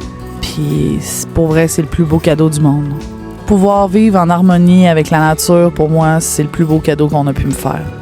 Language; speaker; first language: French; native; French